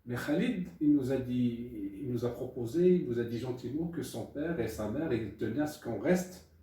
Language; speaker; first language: French; non-native, local second language; Arabic